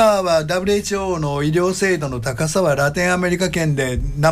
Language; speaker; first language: Japanese; native; Japanese